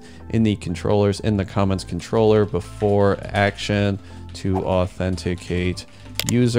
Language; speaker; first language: English; native; English